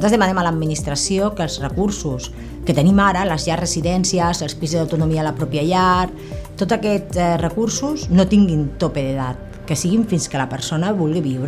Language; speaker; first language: Catalan; native; Catalan